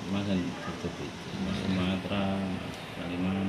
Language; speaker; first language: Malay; non-native, local second language; Javanese